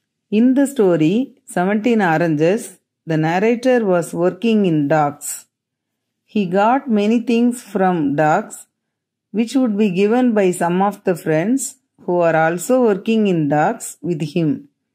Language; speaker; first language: English; non-native, local second language; Tamil